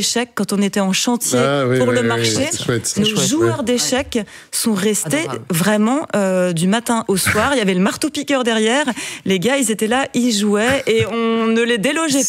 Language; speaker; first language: French; native; French